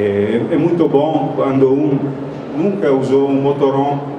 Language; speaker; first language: Portuguese; non-native, fluent; Italian